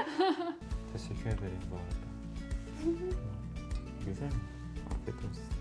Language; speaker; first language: Turkish; non-native, fluent; Korean